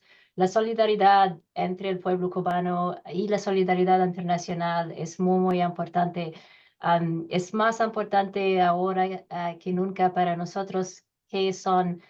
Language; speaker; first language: Spanish; non-native, learner; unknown